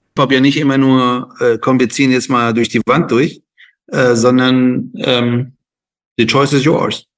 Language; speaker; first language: German; non-native, fluent; Persian